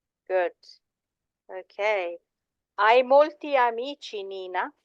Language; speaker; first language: Italian; non-native, fluent; English